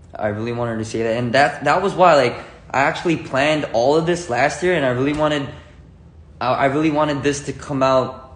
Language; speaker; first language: English; early bilingual, other home language; Korean